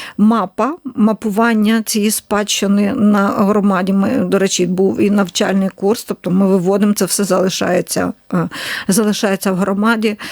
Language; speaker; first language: Ukrainian; native; Ukrainian